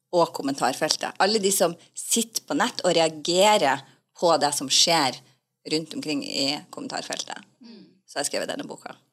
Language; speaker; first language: Norwegian; native; Norwegian